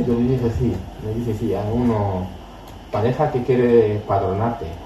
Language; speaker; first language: Spanish; non-native, learner; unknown